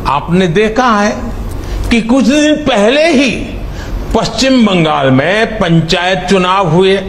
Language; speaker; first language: Hindi; non-native, local second language; Gujarati